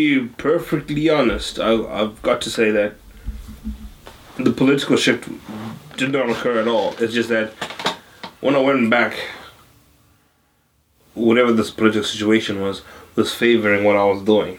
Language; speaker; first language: English; non-native, local second language; Shona